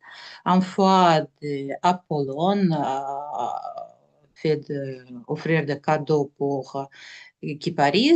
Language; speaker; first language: French; non-native, learner; Russian